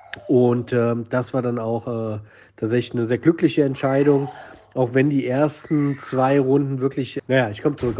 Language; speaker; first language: German; native; German